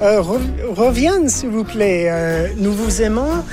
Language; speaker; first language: French; non-native, learner; English